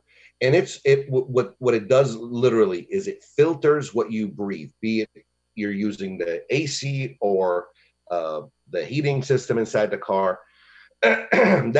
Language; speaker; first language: English; native; English